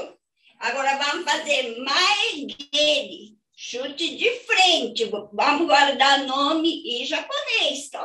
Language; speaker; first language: Portuguese; non-native, fluent; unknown